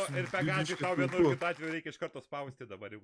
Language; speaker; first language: Lithuanian; native; Lithuanian